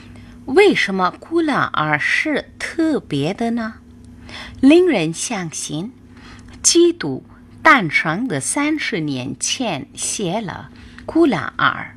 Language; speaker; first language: Chinese; non-native, fluent; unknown